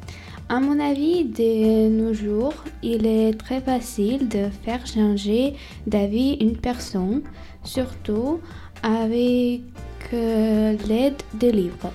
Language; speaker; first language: French; non-native, learner; Tamil